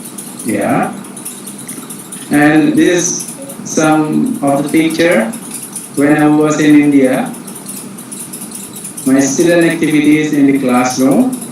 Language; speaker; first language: English; non-native, fluent; Indonesian